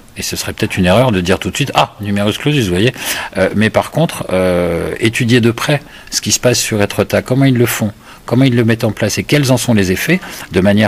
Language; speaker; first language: French; native; French